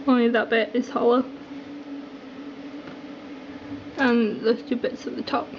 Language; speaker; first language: English; native; English